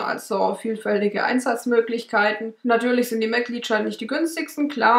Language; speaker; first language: German; native; German